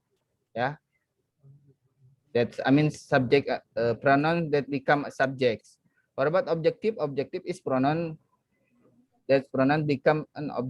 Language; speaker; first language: English; non-native, fluent; Indonesian